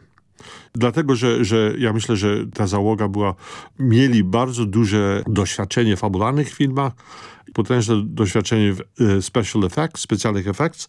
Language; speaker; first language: Polish; early bilingual, heritage; Polish